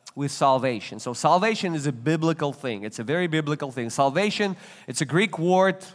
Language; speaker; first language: English; non-native, fluent; Russian